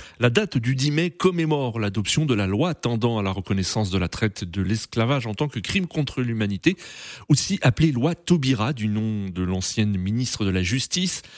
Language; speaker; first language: French; native; French